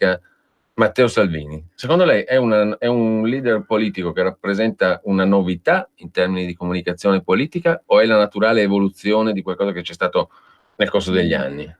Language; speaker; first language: Italian; native; Italian